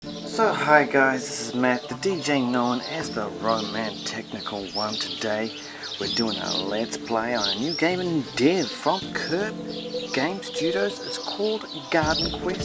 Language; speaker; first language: English; native; English